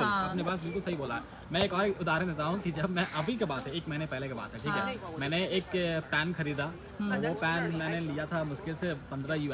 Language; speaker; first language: Hindi; native; Hindi